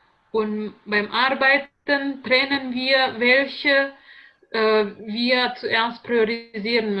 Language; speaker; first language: German; non-native, learner; Indonesian